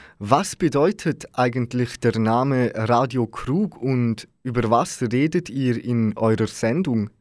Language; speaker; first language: German; native; German